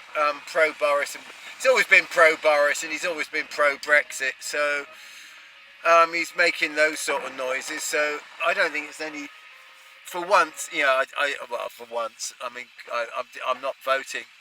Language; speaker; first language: English; native; English